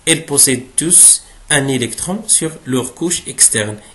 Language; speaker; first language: French; non-native, local second language; Arabic